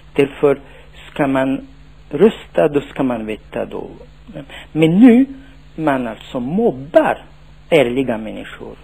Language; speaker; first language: Swedish; non-native, fluent; Tachelhit